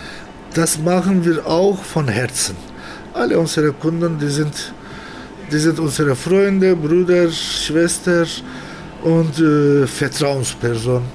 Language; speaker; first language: German; non-native, fluent; Turkish